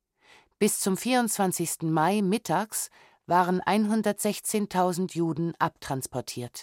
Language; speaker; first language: German; native; German